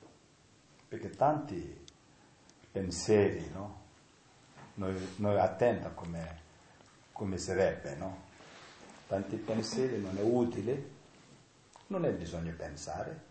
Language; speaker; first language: Italian; non-native, learner; Tibetan